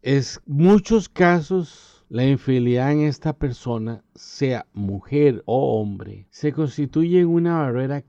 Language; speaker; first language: Spanish; native; Spanish